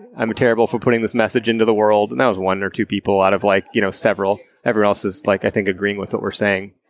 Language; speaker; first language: English; native; English